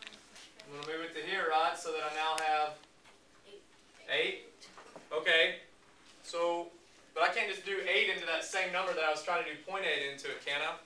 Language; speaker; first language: English; native; English